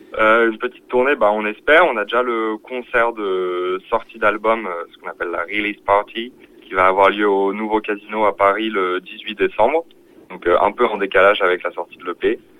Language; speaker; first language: French; native; French